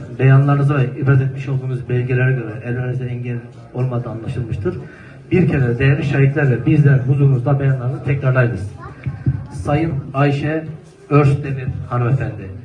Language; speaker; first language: Turkish; native; Turkish